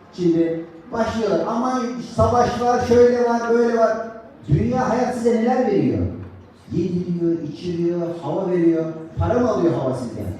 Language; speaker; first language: Turkish; native; Turkish